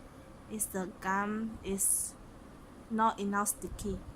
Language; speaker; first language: English; non-native, local second language; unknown